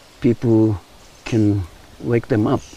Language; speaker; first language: English; non-native, learner; Japanese